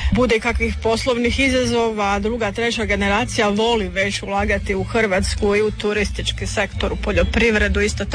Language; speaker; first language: Serbian; native; Serbian